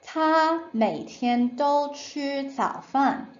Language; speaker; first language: Chinese; non-native, fluent; English